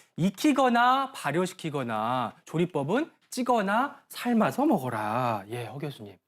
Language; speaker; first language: Korean; native; Korean